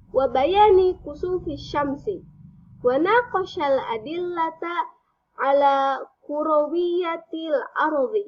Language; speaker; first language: Arabic; non-native, fluent; Indonesian